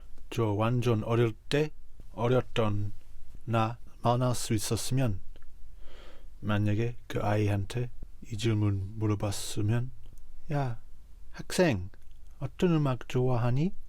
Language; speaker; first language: Korean; non-native, fluent; English